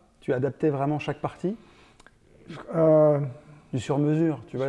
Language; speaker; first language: French; native; French